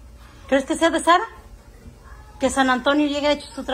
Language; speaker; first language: Spanish; native; Spanish